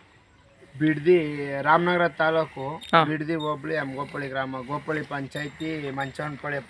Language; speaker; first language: Kannada; native; Kannada